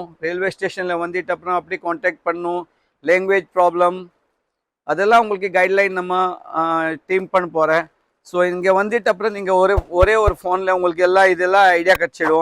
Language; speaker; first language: Tamil; non-native, learner; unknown